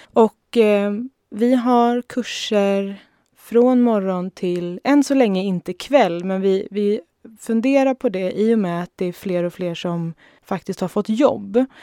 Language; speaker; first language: Swedish; native; Swedish